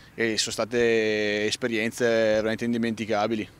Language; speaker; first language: Italian; native; Italian